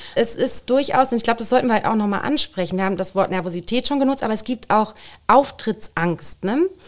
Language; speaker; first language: German; native; German